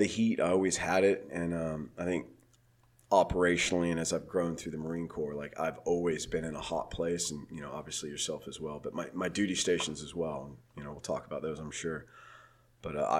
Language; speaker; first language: English; native; English